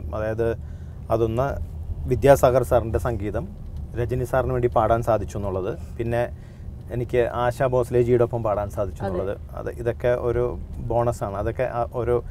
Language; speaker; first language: Malayalam; native; Malayalam